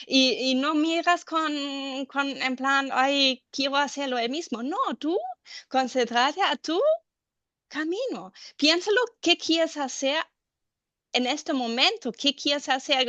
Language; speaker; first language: Spanish; non-native, fluent; German